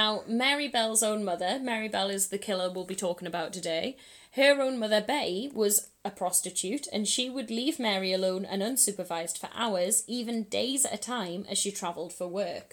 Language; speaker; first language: English; native; English